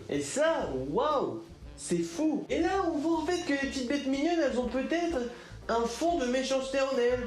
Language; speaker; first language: French; native; French